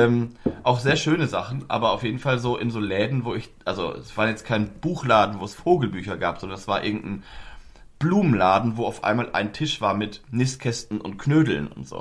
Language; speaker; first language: German; native; German